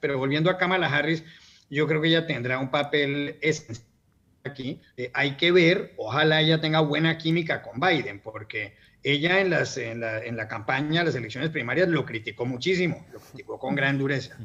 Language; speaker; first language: Spanish; native; Spanish